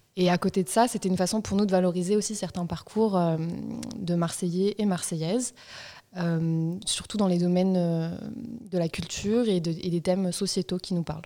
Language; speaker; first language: French; native; French